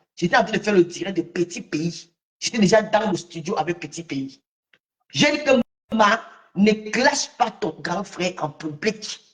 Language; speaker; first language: French; native; French